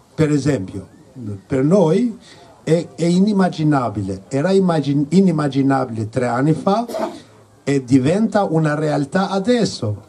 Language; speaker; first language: Italian; non-native, fluent; Albanian